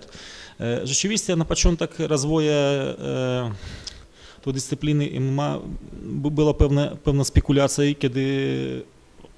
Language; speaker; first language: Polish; non-native, fluent; Russian